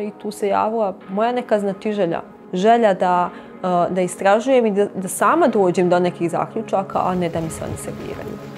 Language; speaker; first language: Bosnian; native; Bosnian